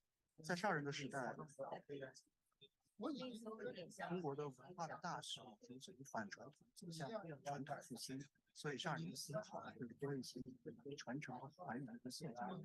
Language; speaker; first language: Chinese; native; Chinese